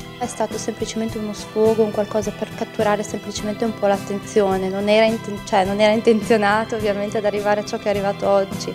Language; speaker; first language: Italian; early bilingual, other home language; Arabic